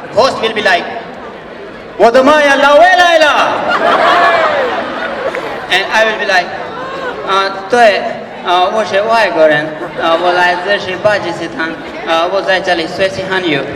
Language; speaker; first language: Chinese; non-native, learner; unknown